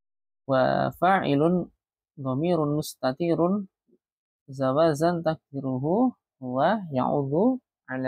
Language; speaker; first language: Arabic; non-native, fluent; Indonesian